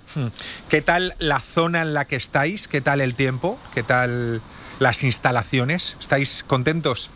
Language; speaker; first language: Spanish; native; Spanish